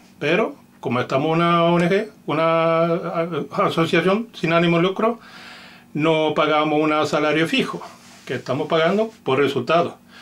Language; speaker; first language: Spanish; non-native, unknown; Finnish